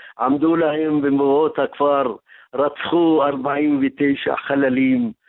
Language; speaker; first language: Hebrew; non-native, local second language; Arabic